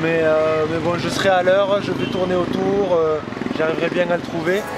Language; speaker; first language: French; native; French